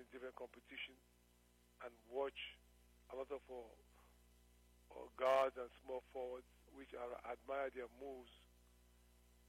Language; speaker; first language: English; non-native, local second language; Yoruba